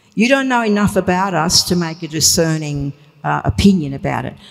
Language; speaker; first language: English; native; English